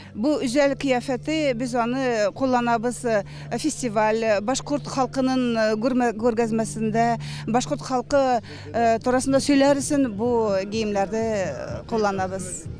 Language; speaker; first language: Turkish; non-native, learner; Bashkir